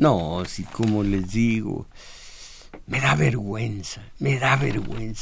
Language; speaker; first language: Spanish; native; Spanish